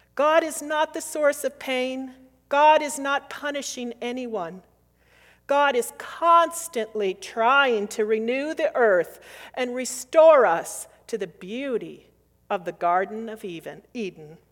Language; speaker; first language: English; native; English